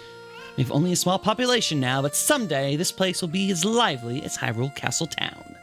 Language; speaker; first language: English; native; English